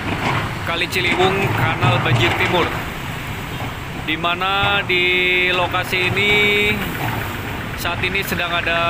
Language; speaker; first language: Indonesian; non-native, local second language; Javanese